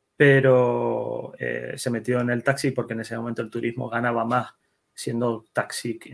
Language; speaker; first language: Spanish; early bilingual, other home language; Dutch